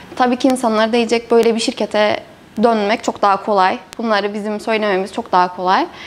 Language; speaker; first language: Turkish; native; Turkish